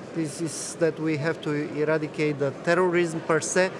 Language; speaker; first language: English; non-native, fluent; Bulgarian